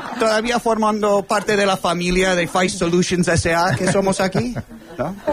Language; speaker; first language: Spanish; non-native, fluent; English